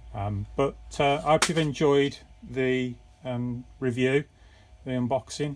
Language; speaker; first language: English; native; English